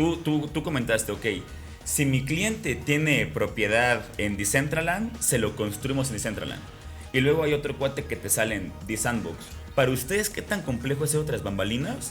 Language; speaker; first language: Spanish; native; Spanish